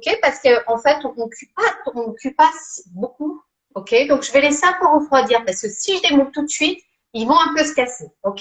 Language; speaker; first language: French; native; French